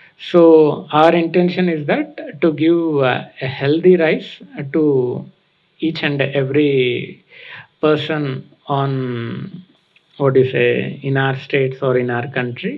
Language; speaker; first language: English; non-native, local second language; Telugu